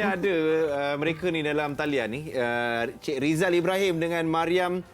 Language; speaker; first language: Malay; native; Malay